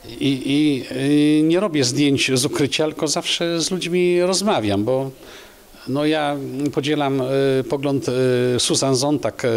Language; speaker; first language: Polish; native; Polish